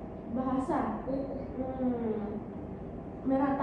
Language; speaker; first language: Indonesian; native; Indonesian